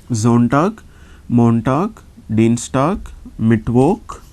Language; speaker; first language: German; non-native, learner; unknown